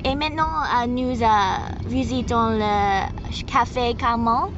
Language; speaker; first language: French; non-native, learner; English